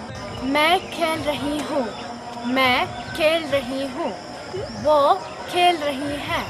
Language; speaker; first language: Hindi; non-native, fluent; Arabic